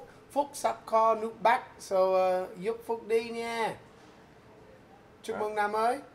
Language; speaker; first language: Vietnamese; non-native, learner; English